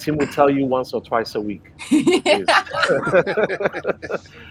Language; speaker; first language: English; non-native, local second language; Igbo